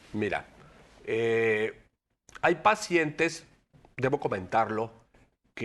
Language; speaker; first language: Spanish; native; Spanish